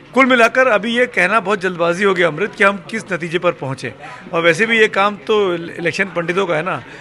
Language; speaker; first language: Hindi; native; Hindi